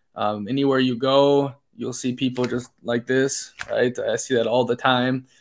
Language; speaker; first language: English; native; English